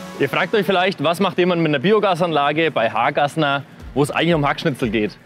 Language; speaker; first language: German; native; German